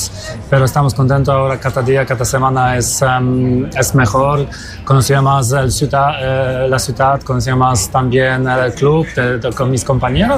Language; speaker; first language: Spanish; non-native, fluent; Polish